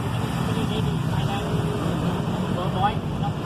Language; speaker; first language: English; non-native, learner; Thai